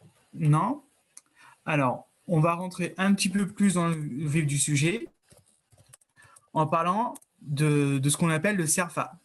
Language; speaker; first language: French; native; French